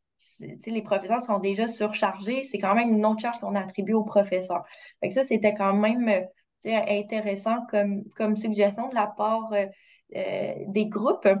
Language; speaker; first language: French; native; French